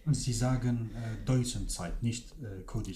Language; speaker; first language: German; non-native, fluent; Kurdish